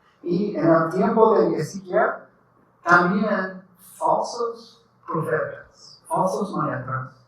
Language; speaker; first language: Spanish; non-native, learner; English